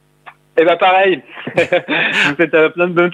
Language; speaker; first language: French; native; French